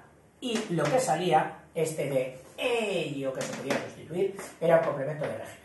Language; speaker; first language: Spanish; native; Spanish